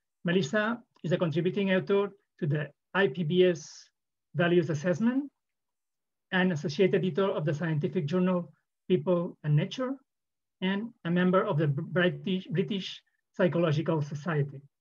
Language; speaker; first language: English; non-native, fluent; Catalan